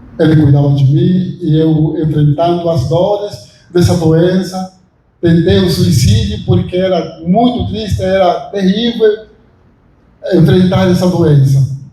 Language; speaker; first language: Portuguese; non-native, fluent; Spanish